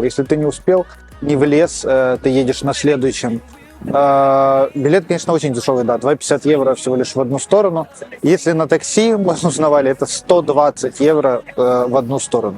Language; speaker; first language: Russian; native; Russian